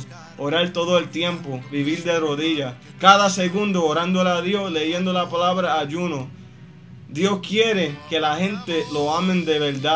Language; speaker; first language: Spanish; native; Spanish